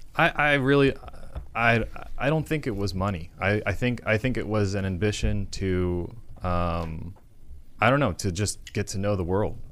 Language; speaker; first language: English; native; English